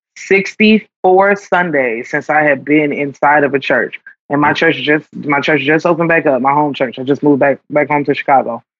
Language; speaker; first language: English; native; English